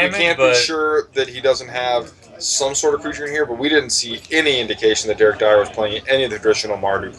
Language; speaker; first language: English; native; English